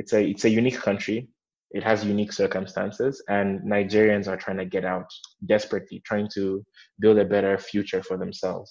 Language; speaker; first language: English; non-native, local second language; Nyanja